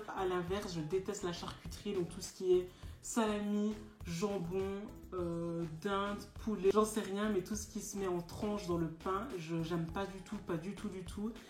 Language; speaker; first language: French; native; French